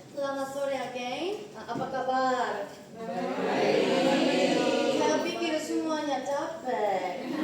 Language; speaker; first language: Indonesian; non-native, learner; Korean